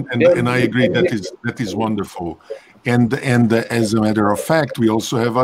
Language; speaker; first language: English; non-native, fluent; Hungarian